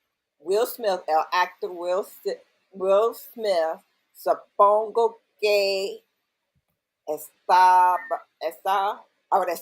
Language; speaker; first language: Spanish; non-native, learner; English